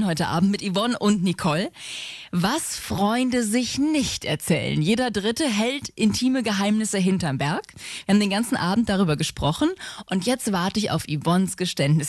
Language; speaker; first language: German; native; German